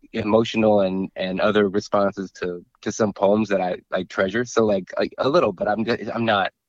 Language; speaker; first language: English; native; English